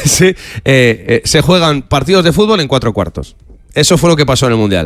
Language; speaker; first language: Spanish; native; Spanish